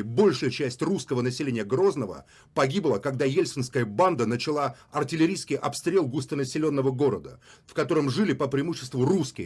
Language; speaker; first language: Russian; native; Russian